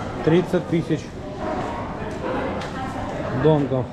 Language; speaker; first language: Russian; native; Russian